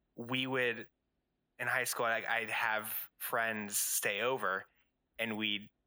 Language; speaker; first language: English; native; English